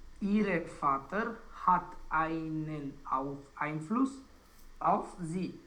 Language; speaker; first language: German; non-native, learner; Romanian